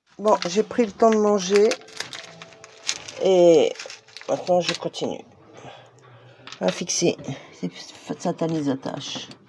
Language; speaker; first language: French; native; French